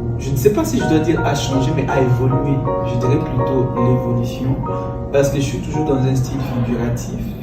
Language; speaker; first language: French; non-native, local second language; Lingala